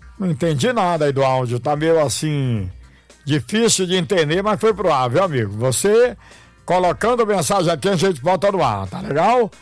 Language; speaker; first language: Portuguese; native; Portuguese